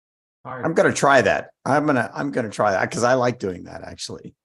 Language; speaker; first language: English; native; English